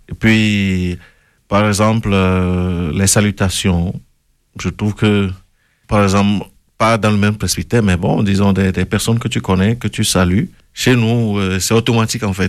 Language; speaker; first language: French; non-native, local second language; Ewe